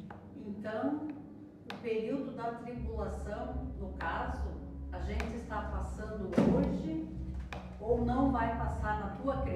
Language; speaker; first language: Portuguese; native; Portuguese